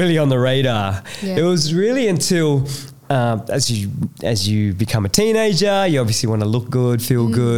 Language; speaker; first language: English; native; English